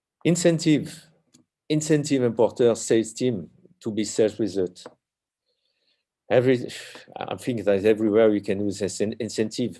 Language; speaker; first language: English; non-native, learner; French